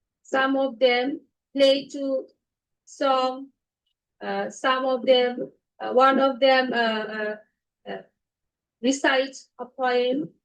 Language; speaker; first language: English; non-native, learner; Bangla